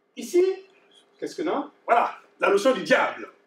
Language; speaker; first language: French; non-native, local second language; Bambara